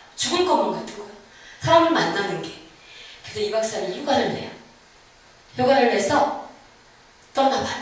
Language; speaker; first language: Korean; native; Korean